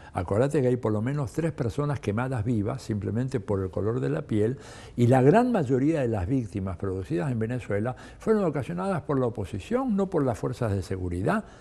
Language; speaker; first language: Spanish; early bilingual, other home language; Italian